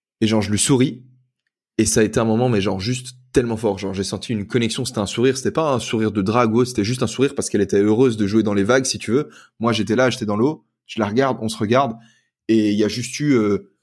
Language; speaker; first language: French; native; French